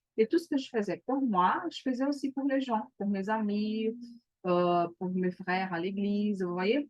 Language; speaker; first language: French; non-native, fluent; Portuguese